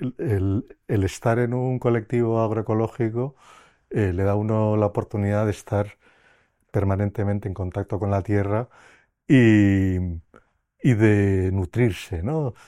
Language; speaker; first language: Spanish; native; Spanish